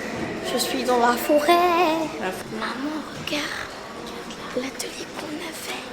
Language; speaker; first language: French; native; French